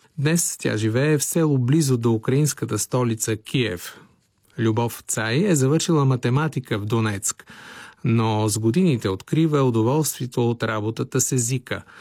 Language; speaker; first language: Bulgarian; native; Bulgarian